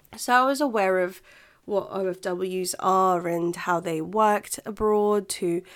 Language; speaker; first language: English; non-native, local second language; Filipino